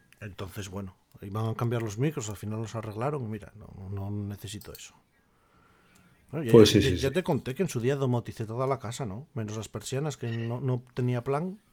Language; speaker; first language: Spanish; native; Spanish